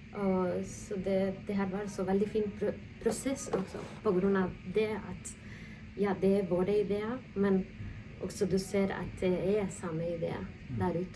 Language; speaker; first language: Norwegian; non-native, fluent; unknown